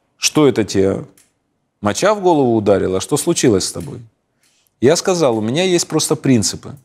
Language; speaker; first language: Russian; native; Russian